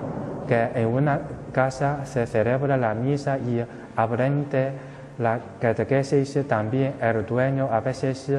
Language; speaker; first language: Spanish; non-native, fluent; Chinese